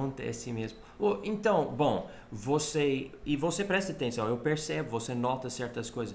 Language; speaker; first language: Portuguese; non-native, fluent; English